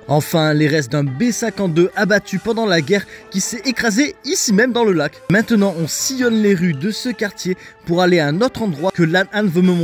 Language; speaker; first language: French; native; French